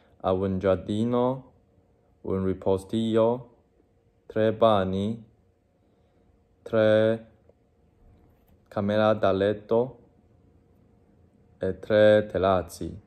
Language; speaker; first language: Italian; non-native, learner; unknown